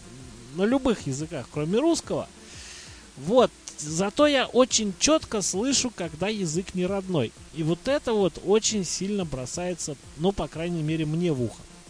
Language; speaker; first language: Russian; native; Russian